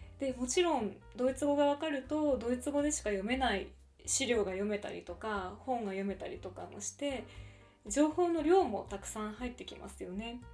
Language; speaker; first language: Japanese; native; Japanese